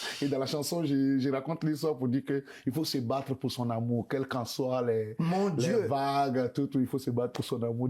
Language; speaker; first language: French; non-native, local second language; Bambara